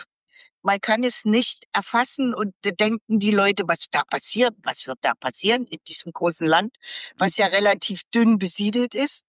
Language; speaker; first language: German; native; German